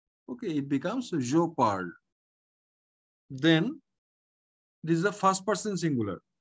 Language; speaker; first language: English; non-native, local second language; Bangla